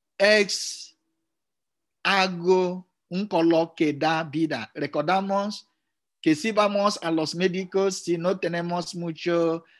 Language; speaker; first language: Spanish; non-native, fluent; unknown